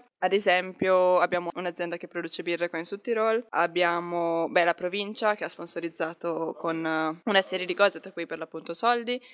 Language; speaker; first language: Italian; native; Italian